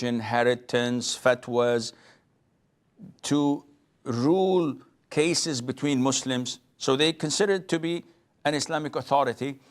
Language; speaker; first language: English; non-native, fluent; Arabic